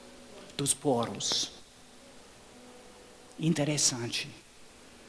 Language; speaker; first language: Portuguese; non-native, fluent; English